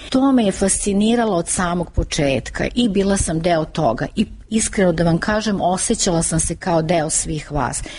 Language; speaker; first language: Serbian; native; Serbian